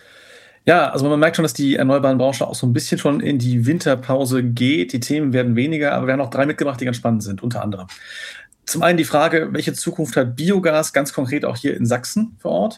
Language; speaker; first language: German; native; German